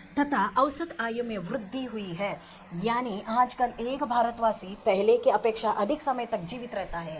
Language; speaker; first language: Hindi; non-native, local second language; Kannada